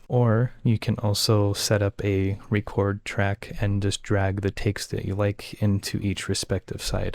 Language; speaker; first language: English; native; English